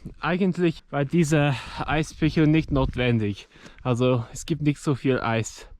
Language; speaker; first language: German; non-native, learner; English